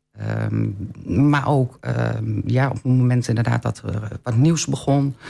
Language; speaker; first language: Dutch; native; Dutch